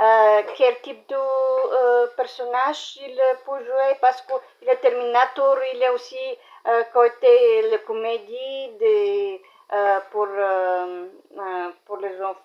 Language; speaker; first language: French; non-native, learner; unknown